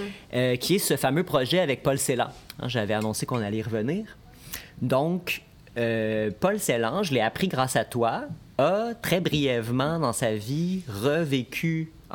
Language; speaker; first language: French; native; French